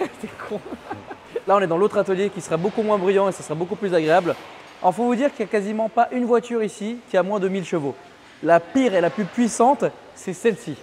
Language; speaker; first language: French; native; French